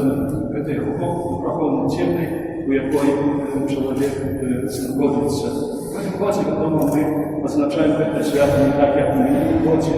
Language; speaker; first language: Polish; non-native, fluent; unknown